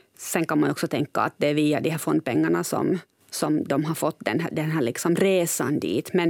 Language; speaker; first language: Swedish; native; Swedish